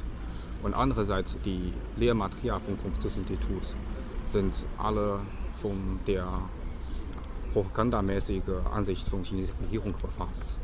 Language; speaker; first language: German; non-native, learner; Chinese